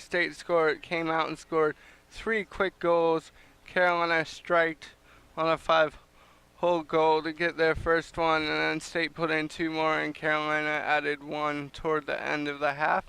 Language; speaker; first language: English; native; English